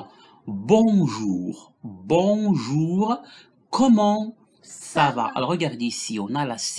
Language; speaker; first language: French; non-native, local second language; Arabic